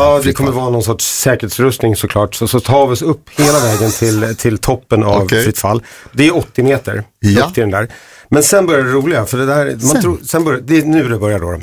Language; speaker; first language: Swedish; native; Swedish